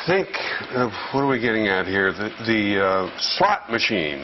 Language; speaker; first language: English; native; English